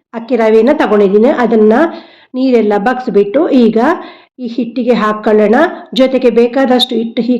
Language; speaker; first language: Kannada; non-native, local second language; Konkani